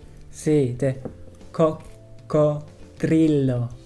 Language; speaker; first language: Spanish; non-native, fluent; English